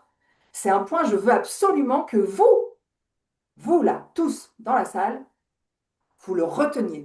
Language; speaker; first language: French; native; French